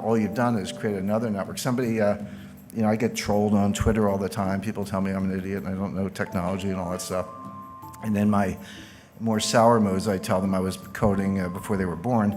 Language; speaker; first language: English; native; English